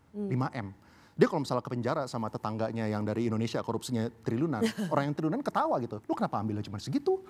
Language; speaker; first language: Indonesian; early bilingual, heritage; Indonesian